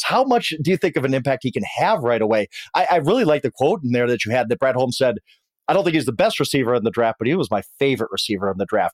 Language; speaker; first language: English; native; English